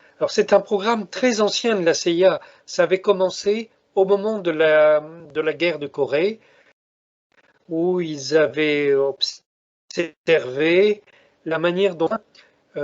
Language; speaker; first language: French; native; French